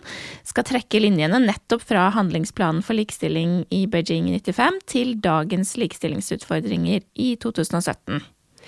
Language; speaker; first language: Norwegian; native; Norwegian